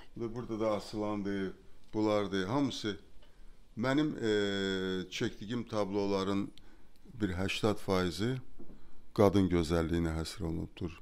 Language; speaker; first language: Azerbaijani; native; Azerbaijani